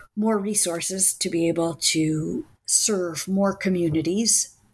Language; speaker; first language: English; native; English